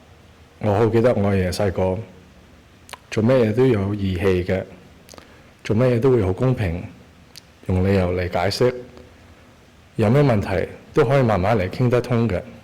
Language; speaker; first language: Cantonese; early bilingual, heritage; Cantonese